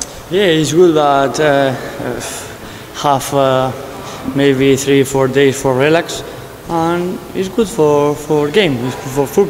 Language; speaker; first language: English; non-native, learner; Spanish